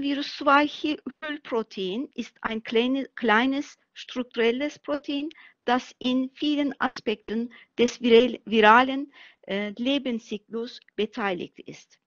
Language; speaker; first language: German; non-native, fluent; Turkish